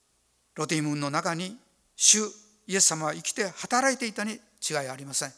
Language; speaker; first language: Japanese; native; Japanese